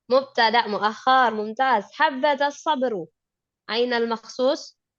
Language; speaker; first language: Arabic; non-native, fluent; Indonesian